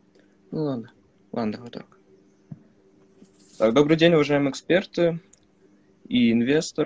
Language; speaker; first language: Russian; native; Russian